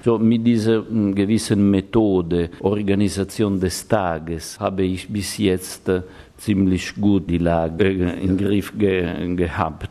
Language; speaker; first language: German; non-native, fluent; Italian